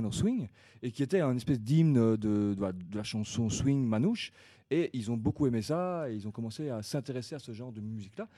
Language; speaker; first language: French; native; French